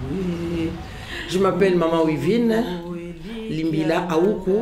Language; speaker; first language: French; non-native, local second language; Lingala